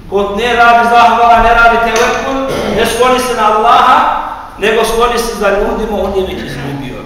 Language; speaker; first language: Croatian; non-native, fluent; Turkish